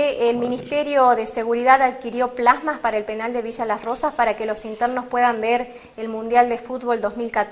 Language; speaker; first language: Spanish; native; Spanish